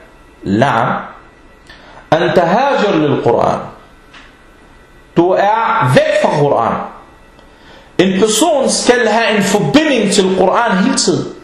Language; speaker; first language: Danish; non-native, fluent; Arabic